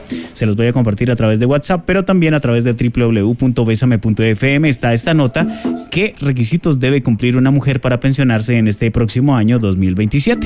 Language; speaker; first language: Spanish; native; Spanish